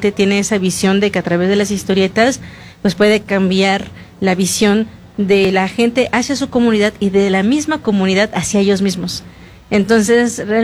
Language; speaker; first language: Spanish; native; Spanish